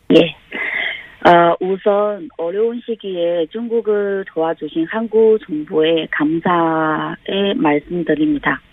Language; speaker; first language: Korean; non-native, fluent; Chinese